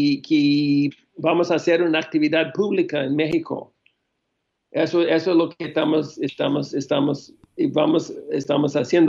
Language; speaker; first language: Spanish; non-native, fluent; English